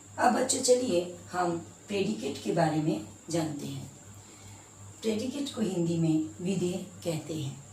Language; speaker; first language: Hindi; native; Hindi